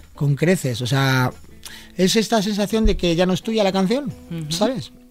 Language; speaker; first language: Spanish; native; Spanish